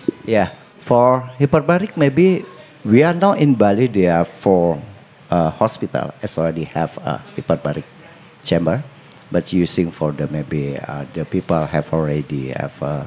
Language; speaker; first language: English; non-native, learner; Indonesian